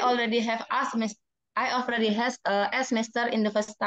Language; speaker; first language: English; non-native, learner; Indonesian